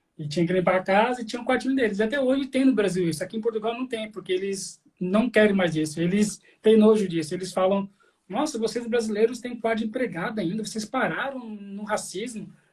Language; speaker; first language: Portuguese; native; Portuguese